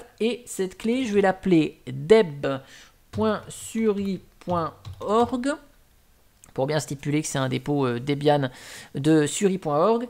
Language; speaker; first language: French; native; French